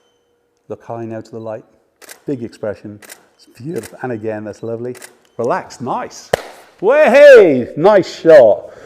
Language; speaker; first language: English; native; English